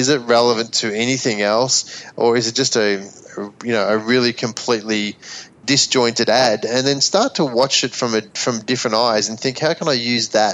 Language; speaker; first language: English; native; English